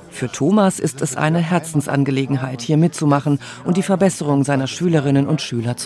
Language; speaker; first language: German; native; German